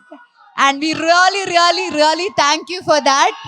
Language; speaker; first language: Telugu; non-native, fluent; Malayalam